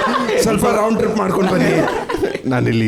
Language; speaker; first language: Kannada; non-native, learner; Punjabi